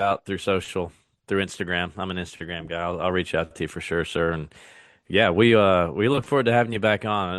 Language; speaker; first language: English; native; English